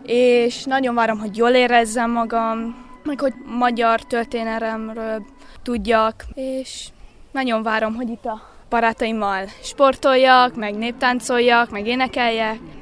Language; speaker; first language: Hungarian; early bilingual, heritage; Hungarian